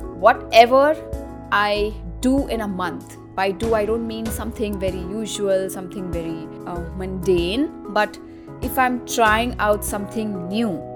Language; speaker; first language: English; non-native, local second language; Marathi